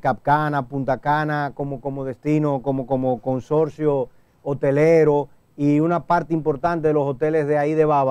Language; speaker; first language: Spanish; native; Spanish